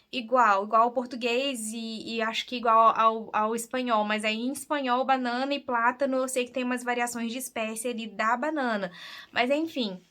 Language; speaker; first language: Portuguese; native; Portuguese